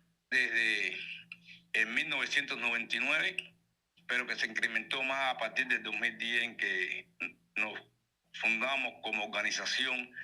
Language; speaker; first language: Spanish; native; Spanish